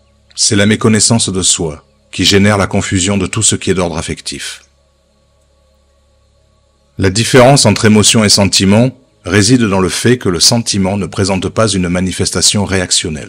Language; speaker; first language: French; native; French